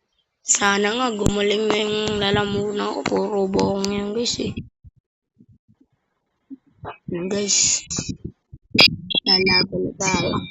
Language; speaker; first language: Filipino; native; Filipino